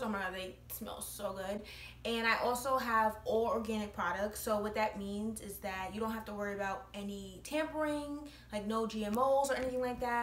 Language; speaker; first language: English; native; English